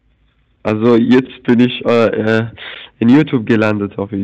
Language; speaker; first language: German; non-native, fluent; Arabic